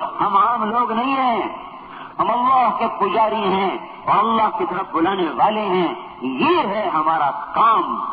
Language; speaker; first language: Urdu; non-native, local second language; Punjabi